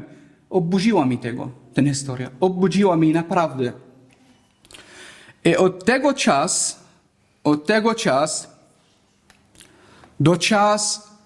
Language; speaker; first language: Polish; non-native, learner; Arabic